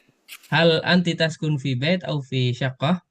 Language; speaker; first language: Arabic; non-native, fluent; Indonesian